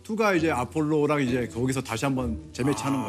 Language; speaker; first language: Korean; native; Korean